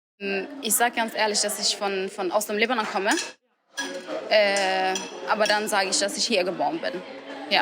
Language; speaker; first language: German; non-native, fluent; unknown